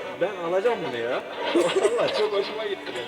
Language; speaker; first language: Turkish; native; Turkish